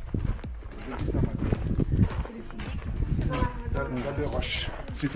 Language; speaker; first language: French; non-native, local second language; Arabic